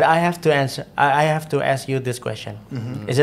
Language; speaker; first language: English; non-native, fluent; Indonesian